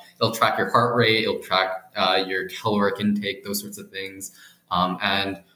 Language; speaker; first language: English; native; English